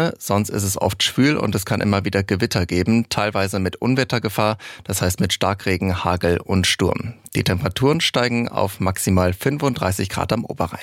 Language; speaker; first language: German; native; German